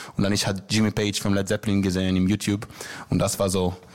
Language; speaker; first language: German; non-native, learner; Hebrew